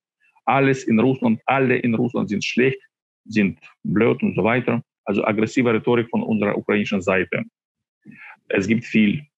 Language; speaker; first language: German; non-native, fluent; Ukrainian